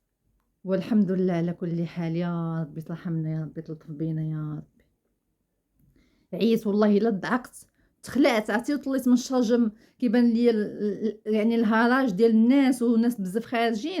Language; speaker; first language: Arabic; native; Arabic